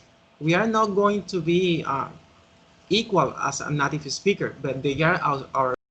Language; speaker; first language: English; non-native, fluent; Spanish